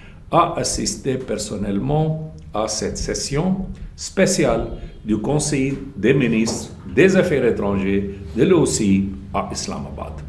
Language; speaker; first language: French; non-native, fluent; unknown